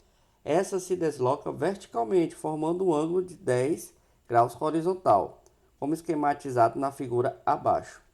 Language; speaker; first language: Portuguese; native; Portuguese